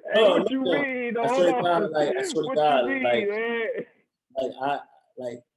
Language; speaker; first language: English; native; English